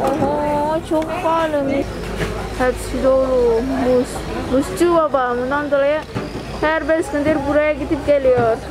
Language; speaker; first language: Turkish; non-native, learner; Javanese